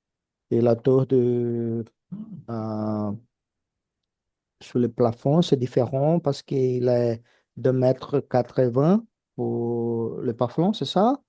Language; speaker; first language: French; non-native, fluent; Portuguese